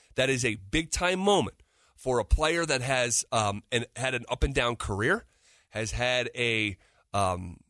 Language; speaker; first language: English; native; English